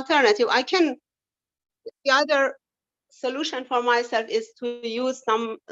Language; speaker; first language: English; non-native, learner; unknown